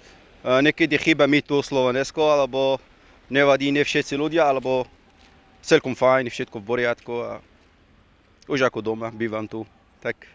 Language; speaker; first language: Slovak; non-native, learner; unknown